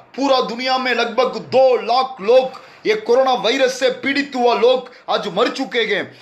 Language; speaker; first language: Hindi; non-native, local second language; Tamil